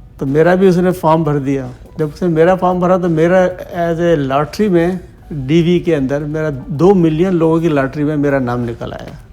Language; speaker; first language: Urdu; native; Urdu